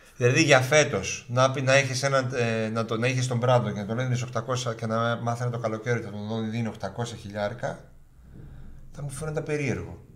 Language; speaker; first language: Greek; native; Greek